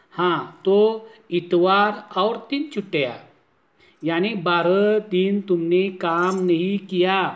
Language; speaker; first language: Hindi; non-native, local second language; Marathi